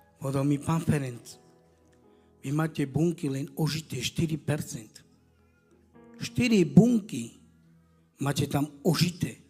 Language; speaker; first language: Slovak; non-native, local second language; Romany